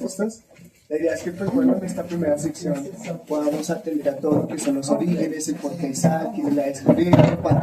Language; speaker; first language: Spanish; native; Spanish